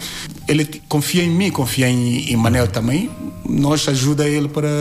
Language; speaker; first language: Portuguese; non-native, learner; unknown